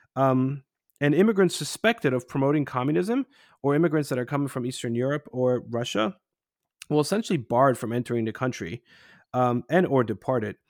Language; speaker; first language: English; non-native, fluent; Polish